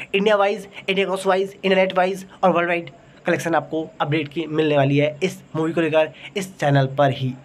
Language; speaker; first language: Hindi; native; Hindi